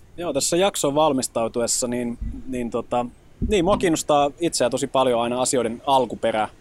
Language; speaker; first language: Finnish; early bilingual, other home language; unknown